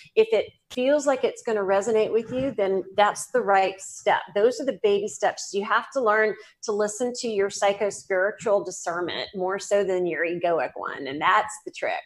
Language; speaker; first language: English; native; English